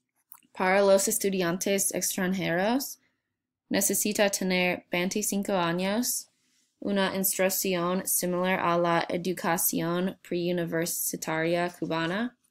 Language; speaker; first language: Spanish; non-native, learner; English